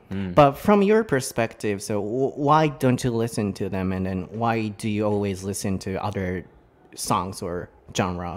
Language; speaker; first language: English; non-native, fluent; Japanese